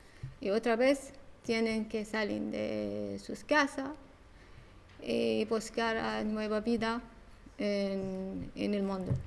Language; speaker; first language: Spanish; non-native, learner; Arabic